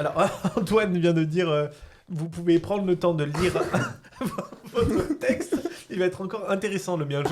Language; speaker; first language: French; native; French